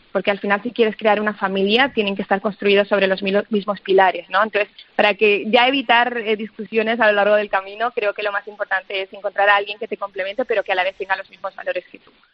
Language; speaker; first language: Spanish; early bilingual, other home language; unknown